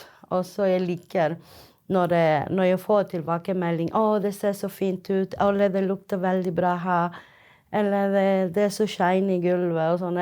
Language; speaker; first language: Norwegian; non-native, fluent; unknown